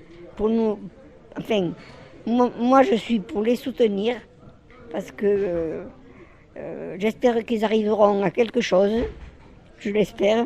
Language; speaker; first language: French; native; French